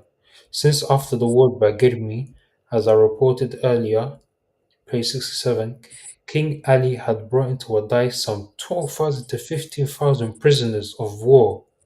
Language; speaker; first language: English; early bilingual, heritage; Arabic